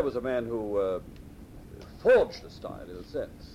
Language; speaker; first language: English; native; English